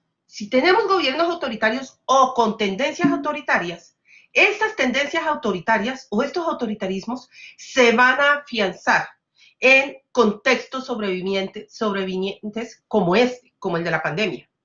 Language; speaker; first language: Spanish; native; Spanish